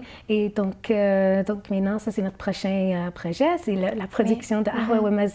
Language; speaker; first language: French; non-native, fluent; Arabic